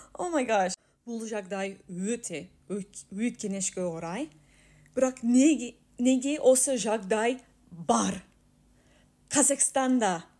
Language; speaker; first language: Kazakh; non-native, learner; English